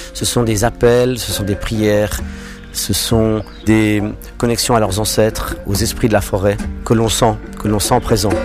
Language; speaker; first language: French; non-native, local second language; English